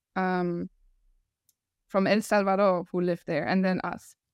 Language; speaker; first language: English; non-native, fluent; German